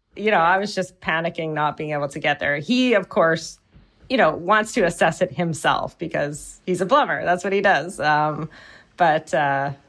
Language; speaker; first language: English; native; English